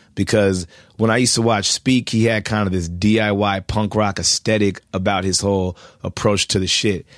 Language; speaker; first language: English; native; English